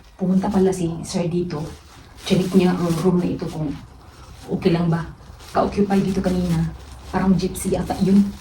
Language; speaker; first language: Filipino; non-native, local second language; Cebuano